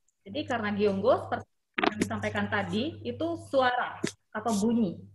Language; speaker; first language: Indonesian; native; Indonesian